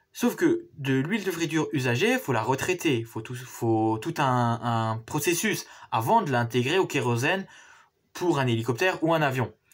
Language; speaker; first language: French; native; French